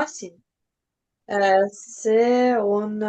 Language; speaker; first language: Estonian; non-native, learner; Russian